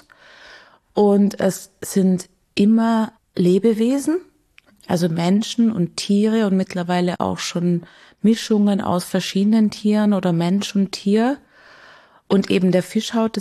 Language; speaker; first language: German; native; German